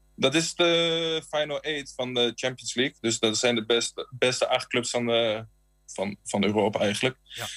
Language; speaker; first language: Dutch; native; Dutch